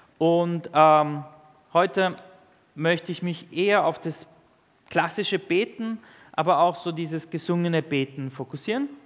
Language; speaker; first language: German; early bilingual, other home language; Italian